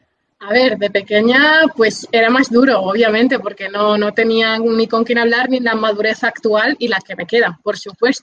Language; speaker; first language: Spanish; native; Spanish